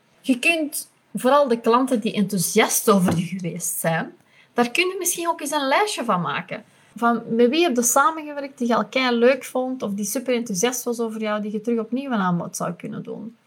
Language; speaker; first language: Dutch; native; Dutch